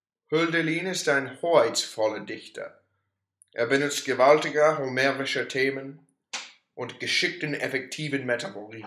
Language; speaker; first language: German; non-native, learner; English